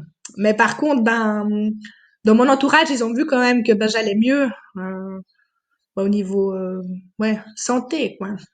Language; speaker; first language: French; native; French